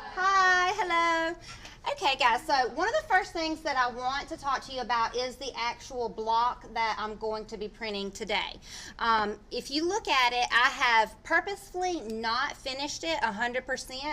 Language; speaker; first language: English; native; English